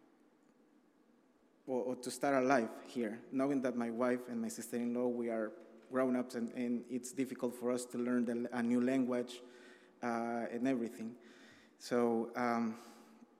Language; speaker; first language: English; non-native, fluent; Spanish